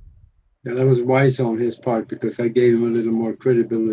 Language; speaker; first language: English; non-native, fluent; Norwegian